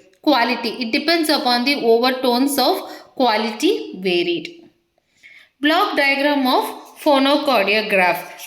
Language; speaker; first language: English; non-native, local second language; Tamil